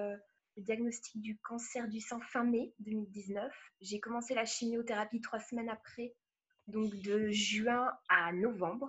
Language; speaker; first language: French; native; French